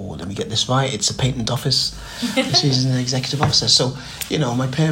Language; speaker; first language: English; native; English